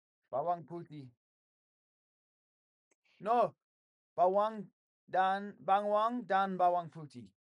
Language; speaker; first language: Indonesian; non-native, learner; English